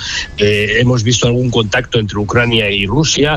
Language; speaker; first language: Spanish; native; Spanish